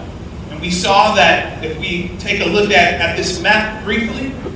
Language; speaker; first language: English; native; English